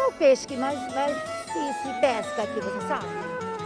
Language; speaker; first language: Portuguese; native; Portuguese